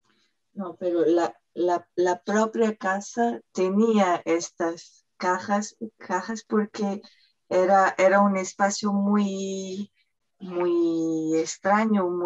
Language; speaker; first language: Spanish; non-native, fluent; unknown